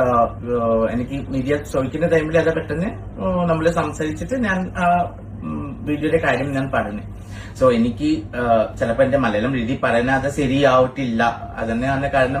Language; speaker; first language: Malayalam; non-native, fluent; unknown